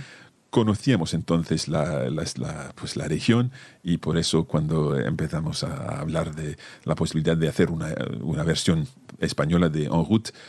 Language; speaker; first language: Spanish; non-native, fluent; English